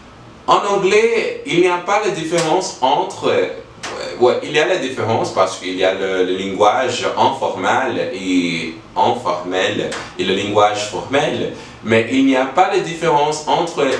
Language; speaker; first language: French; non-native, learner; English